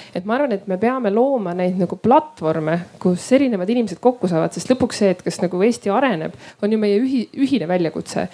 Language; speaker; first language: Estonian; native; Estonian